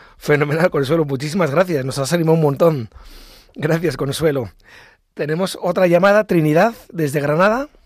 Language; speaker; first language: Spanish; native; Spanish